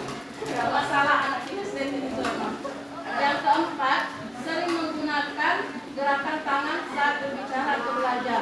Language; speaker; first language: Indonesian; native; Indonesian